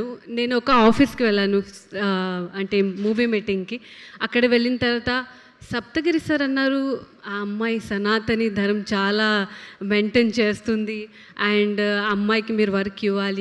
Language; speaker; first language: Telugu; non-native, local second language; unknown